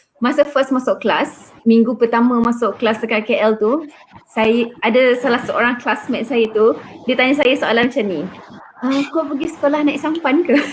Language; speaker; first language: Malay; native; Malay